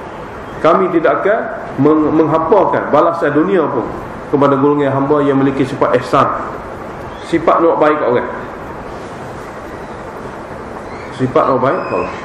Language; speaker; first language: Malay; native; Malay